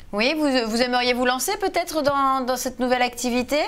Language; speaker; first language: French; native; French